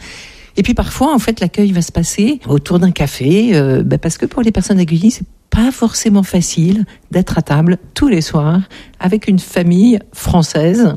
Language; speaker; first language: French; native; French